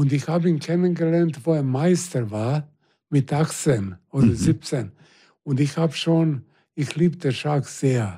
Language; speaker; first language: German; non-native, fluent; Serbian